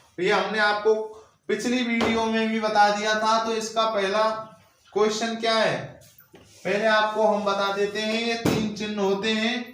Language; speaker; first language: Hindi; native; Hindi